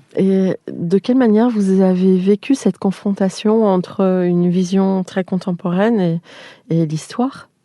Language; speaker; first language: French; native; French